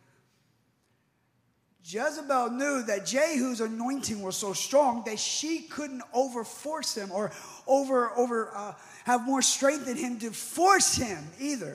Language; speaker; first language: English; native; English